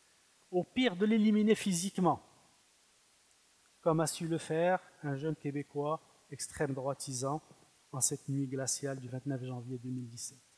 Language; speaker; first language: French; non-native, fluent; Arabic